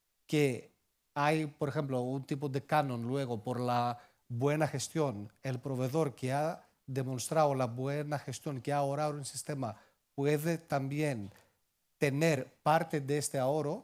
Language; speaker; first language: Spanish; non-native, fluent; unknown